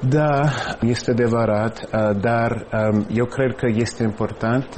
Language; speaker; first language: Romanian; non-native, fluent; English